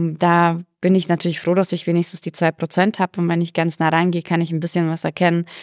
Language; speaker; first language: German; early bilingual, other home language; Russian